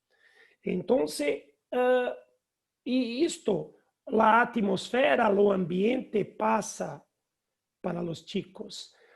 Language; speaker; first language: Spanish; non-native, learner; Portuguese